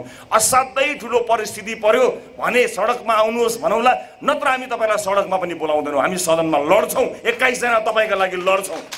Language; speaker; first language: Nepali; native; Nepali